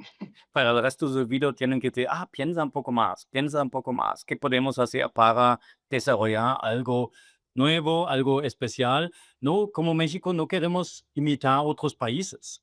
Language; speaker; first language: Spanish; non-native, fluent; German